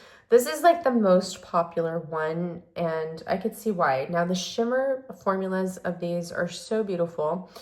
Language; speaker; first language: English; native; English